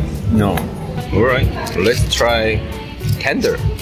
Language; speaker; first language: English; non-native, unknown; Korean